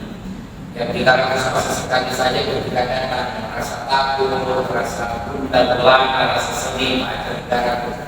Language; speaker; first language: Indonesian; non-native, local second language; Sundanese